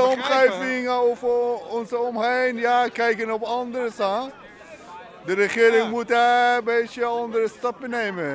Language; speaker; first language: Dutch; non-native, learner; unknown